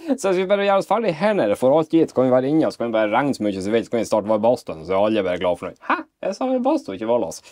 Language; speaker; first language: Norwegian; native; Norwegian